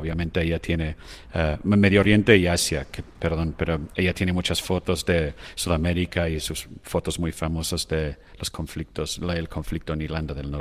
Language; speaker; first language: Spanish; non-native, fluent; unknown